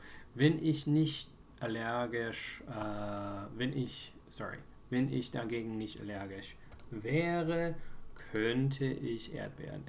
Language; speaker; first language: German; non-native, fluent; English